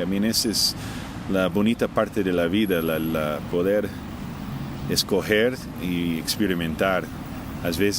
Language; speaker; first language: Spanish; non-native, fluent; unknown